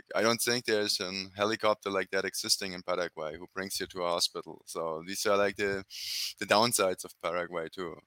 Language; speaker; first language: English; non-native, fluent; German